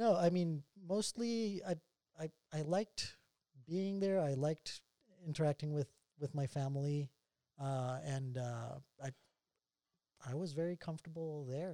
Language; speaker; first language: English; non-native, fluent; Spanish